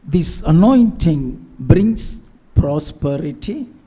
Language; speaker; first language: English; non-native, local second language; Tamil